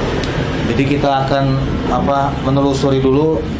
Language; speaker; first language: Malay; native; Malay